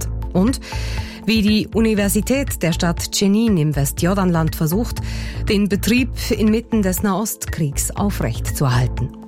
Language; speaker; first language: German; native; German